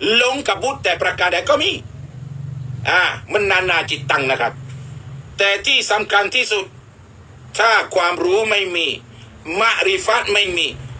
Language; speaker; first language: Thai; non-native, local second language; Malay